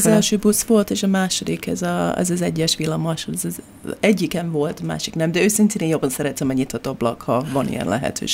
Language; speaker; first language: Hungarian; non-native, fluent; English